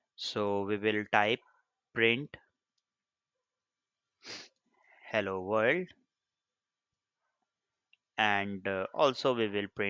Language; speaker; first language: English; non-native, local second language; Hindi